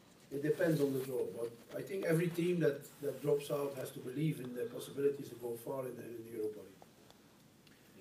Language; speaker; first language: English; non-native, fluent; Dutch